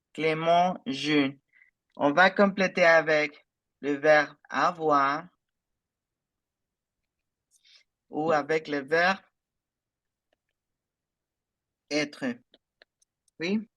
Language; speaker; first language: French; non-native, fluent; Spanish